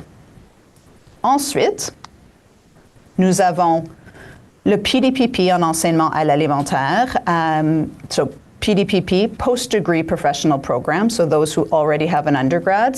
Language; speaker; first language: French; native; French